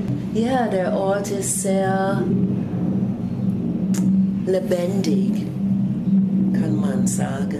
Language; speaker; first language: German; non-native, fluent; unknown